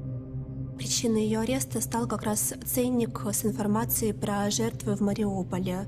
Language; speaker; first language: Russian; native; Russian